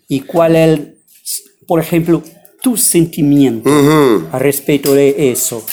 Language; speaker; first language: Spanish; non-native, fluent; Portuguese